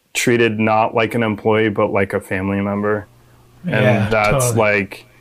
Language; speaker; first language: English; native; English